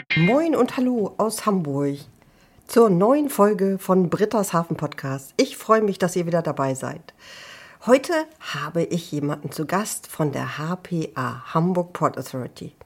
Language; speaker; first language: German; native; German